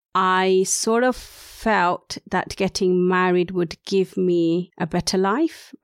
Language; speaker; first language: English; non-native, local second language; Urdu